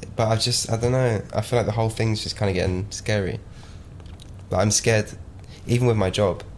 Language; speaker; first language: English; native; English